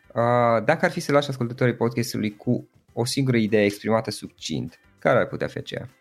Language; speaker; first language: Romanian; native; Romanian